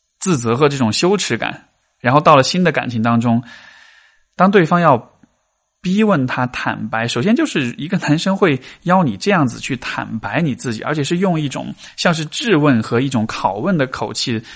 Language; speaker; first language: Chinese; native; Chinese